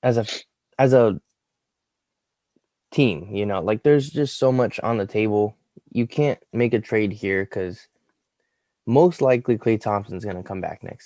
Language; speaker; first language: English; native; English